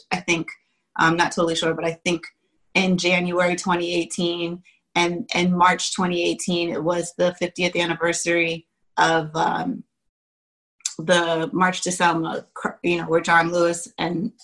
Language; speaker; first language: English; native; English